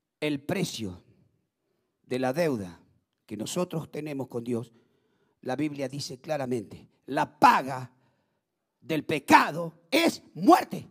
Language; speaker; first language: Spanish; native; Spanish